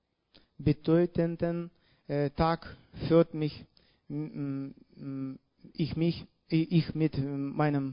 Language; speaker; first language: German; non-native, learner; Russian